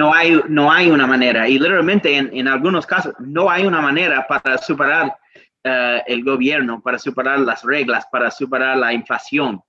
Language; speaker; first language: Spanish; non-native, learner; English